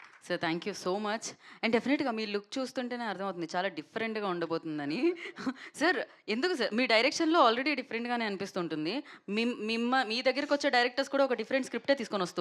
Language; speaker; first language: Telugu; native; Telugu